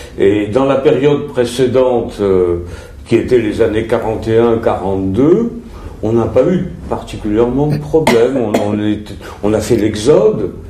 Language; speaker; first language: French; early bilingual, other home language; Russian